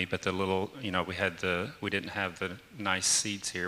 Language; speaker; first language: English; native; English